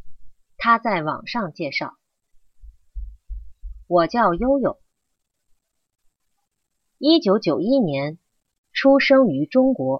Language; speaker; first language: Chinese; non-native, learner; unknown